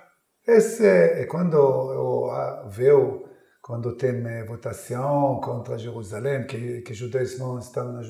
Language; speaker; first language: Portuguese; non-native, learner; Hebrew